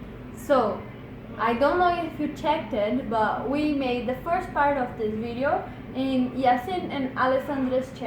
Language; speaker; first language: English; non-native, fluent; Portuguese